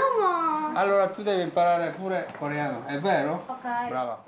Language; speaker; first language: Italian; non-native, learner; Korean